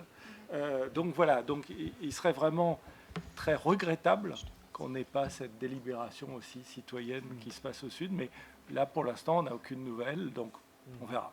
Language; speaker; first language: French; native; French